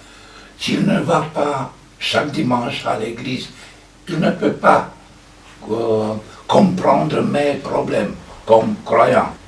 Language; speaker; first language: French; non-native, fluent; Romanian